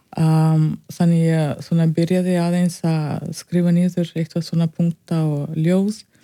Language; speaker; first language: Icelandic; non-native, fluent; Russian